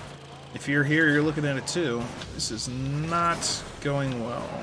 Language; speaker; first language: English; native; English